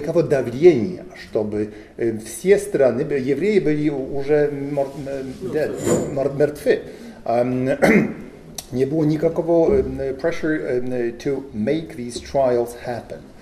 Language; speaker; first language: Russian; non-native, learner; Polish